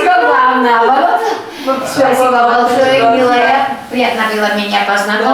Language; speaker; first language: Russian; non-native, fluent; Georgian